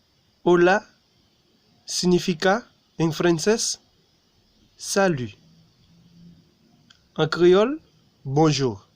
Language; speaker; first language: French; non-native, learner; Haitian Creole